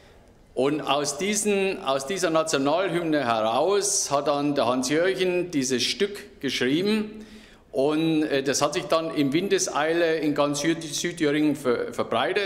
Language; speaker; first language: German; native; German